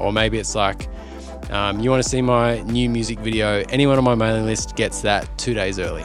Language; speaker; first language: English; native; English